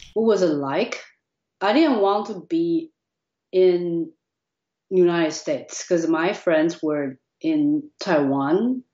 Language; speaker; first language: English; non-native, fluent; Chinese